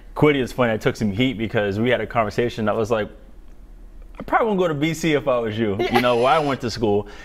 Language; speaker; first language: English; native; English